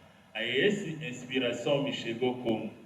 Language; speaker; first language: Portuguese; non-native, learner; Lingala